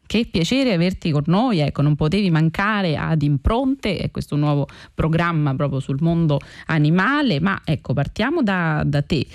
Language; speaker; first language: Italian; native; Italian